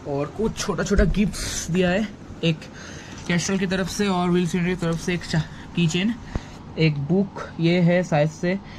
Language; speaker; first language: Hindi; non-native, local second language; Bangla